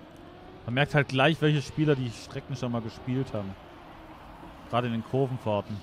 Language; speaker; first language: German; native; German